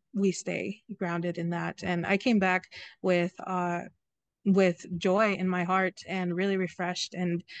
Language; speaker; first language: English; native; English